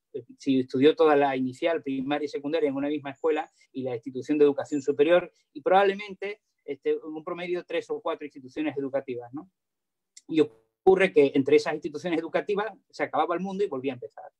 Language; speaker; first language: Spanish; native; Spanish